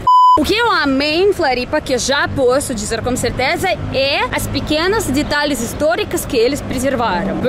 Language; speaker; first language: Portuguese; non-native, fluent; Russian